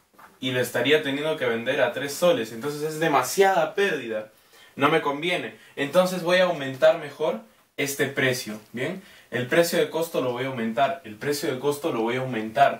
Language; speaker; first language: Spanish; native; Spanish